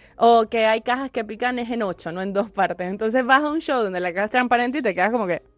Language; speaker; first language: Spanish; native; Spanish